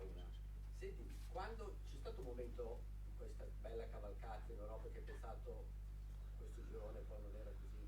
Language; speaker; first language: Italian; native; Italian